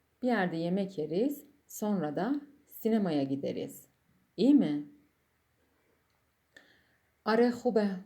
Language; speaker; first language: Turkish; non-native, fluent; Persian